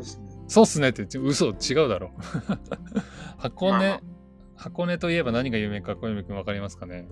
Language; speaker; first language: Japanese; native; Japanese